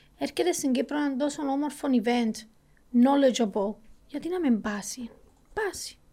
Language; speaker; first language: Greek; native; Greek